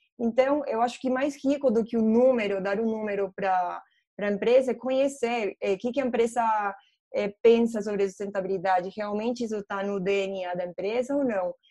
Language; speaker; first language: Portuguese; non-native, fluent; Spanish